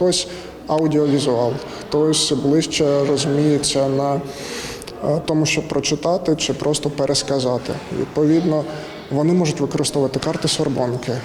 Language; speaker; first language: Ukrainian; native; Ukrainian